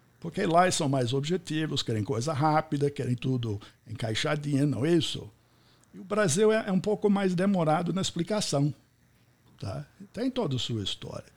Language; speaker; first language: Portuguese; non-native, fluent; English